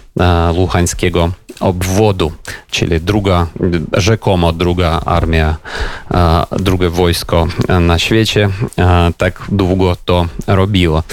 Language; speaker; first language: Polish; non-native, fluent; Ukrainian